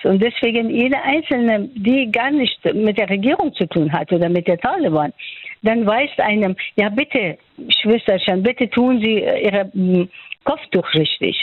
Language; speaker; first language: German; non-native, fluent; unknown